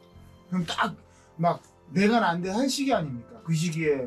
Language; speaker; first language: Korean; native; Korean